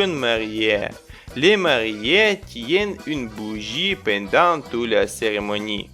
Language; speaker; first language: French; non-native, fluent; Ukrainian